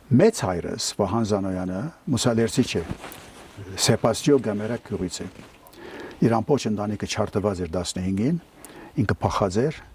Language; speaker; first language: Armenian; early bilingual, heritage; Armenian